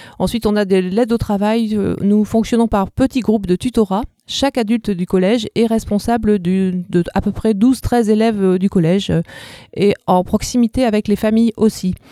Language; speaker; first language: French; native; French